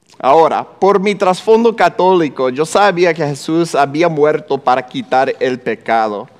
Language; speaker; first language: Spanish; non-native, fluent; English